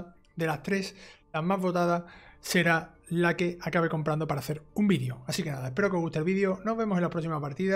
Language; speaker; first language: Spanish; native; Spanish